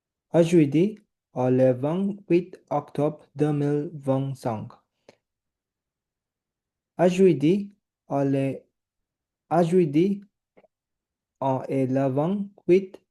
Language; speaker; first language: French; non-native, learner; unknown